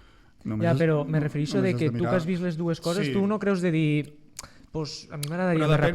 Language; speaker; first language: Catalan; native; Catalan